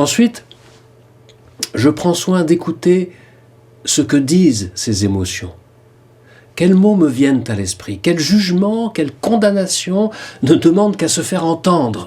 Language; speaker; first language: French; native; French